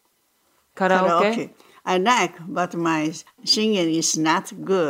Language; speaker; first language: English; non-native, learner; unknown